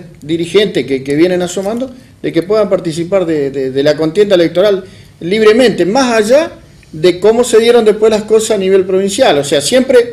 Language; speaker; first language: Spanish; native; Spanish